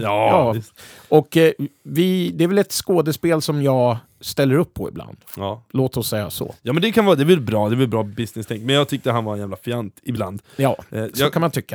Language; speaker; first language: Swedish; native; Swedish